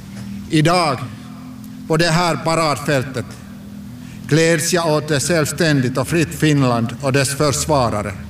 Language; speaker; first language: Swedish; non-native, local second language; Finnish